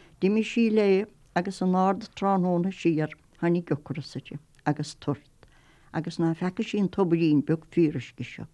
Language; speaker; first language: Irish; native; Irish